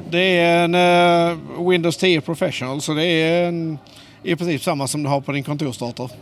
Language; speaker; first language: Swedish; native; Swedish